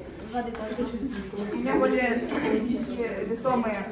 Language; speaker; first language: Russian; native; Russian